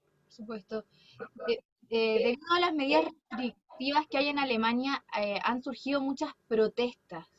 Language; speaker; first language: Spanish; native; Spanish